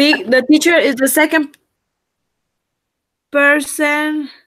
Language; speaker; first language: English; non-native, learner; Spanish